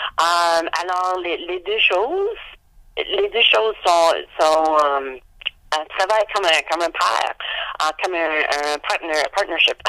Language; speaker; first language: French; non-native, learner; English